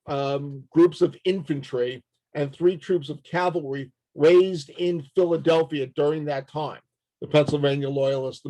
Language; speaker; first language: English; native; English